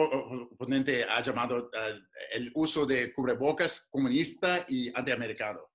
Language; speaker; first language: Spanish; non-native, fluent; English